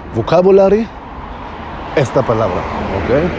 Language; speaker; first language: Spanish; non-native, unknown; Hebrew